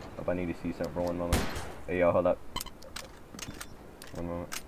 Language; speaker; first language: English; native; English